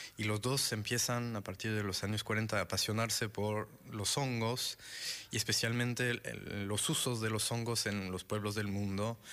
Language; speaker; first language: Spanish; non-native, fluent; French